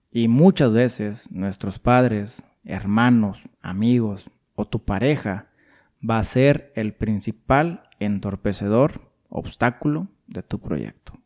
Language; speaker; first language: Spanish; native; Spanish